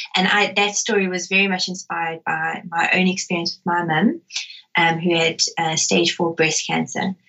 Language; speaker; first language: English; native; English